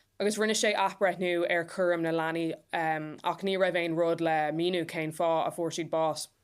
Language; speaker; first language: Irish; non-native, local second language; English